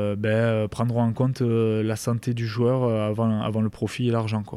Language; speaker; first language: French; native; French